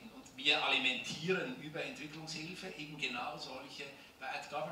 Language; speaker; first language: German; native; German